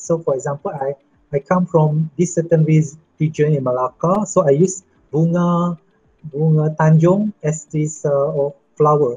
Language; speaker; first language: English; non-native, local second language; Malay